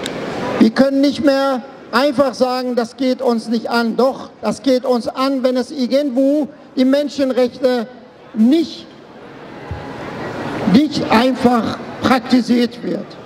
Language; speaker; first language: German; non-native, fluent; Persian